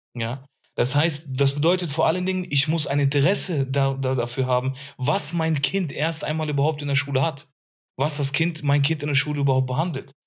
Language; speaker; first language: German; early bilingual, other home language; Arabic